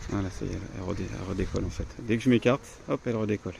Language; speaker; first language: French; native; French